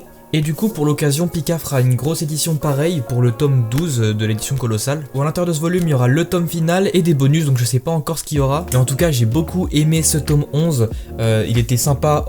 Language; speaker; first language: French; native; French